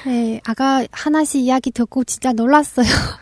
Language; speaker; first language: Korean; non-native, local second language; Chinese